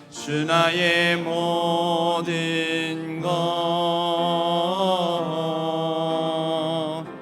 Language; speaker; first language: Korean; native; Korean